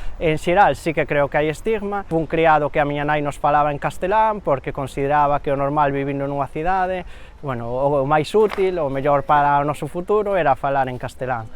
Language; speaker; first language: Galician; non-native, local second language; Spanish